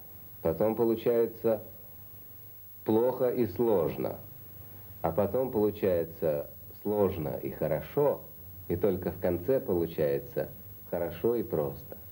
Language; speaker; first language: Russian; native; Russian